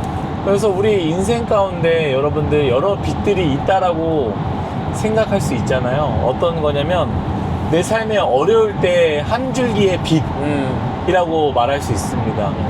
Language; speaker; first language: Korean; native; Korean